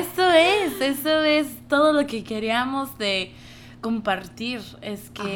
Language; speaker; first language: Spanish; early bilingual, heritage; Spanish